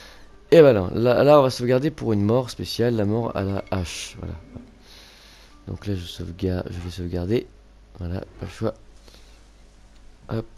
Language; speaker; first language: French; native; French